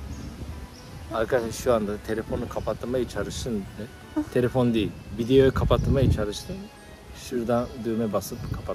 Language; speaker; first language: Turkish; non-native, learner; Japanese